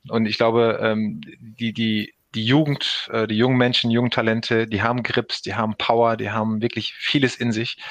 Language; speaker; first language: German; early bilingual, other home language; Turkish